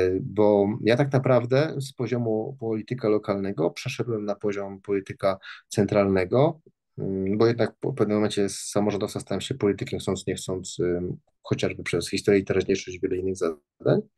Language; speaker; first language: Polish; native; Polish